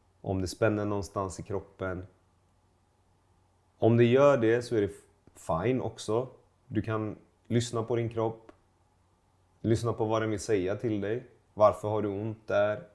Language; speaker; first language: Swedish; native; Swedish